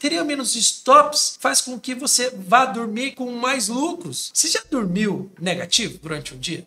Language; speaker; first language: Portuguese; native; Portuguese